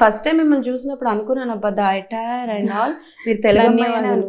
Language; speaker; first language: Telugu; native; Telugu